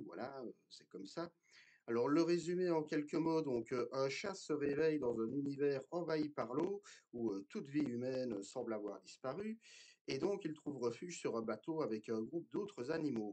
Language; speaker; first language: French; native; French